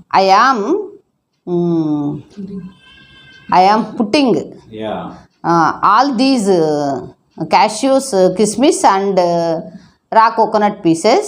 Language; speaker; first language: English; non-native, learner; Telugu